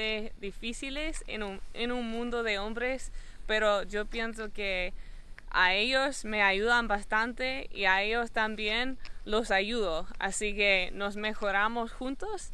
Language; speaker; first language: Spanish; non-native, fluent; English